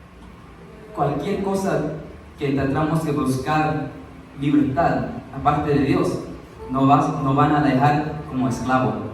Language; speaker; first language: Spanish; early bilingual, heritage; Spanish